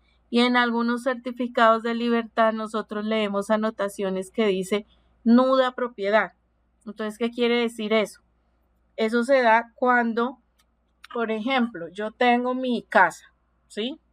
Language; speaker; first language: Spanish; native; Spanish